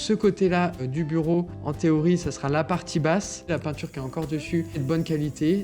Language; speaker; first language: French; native; French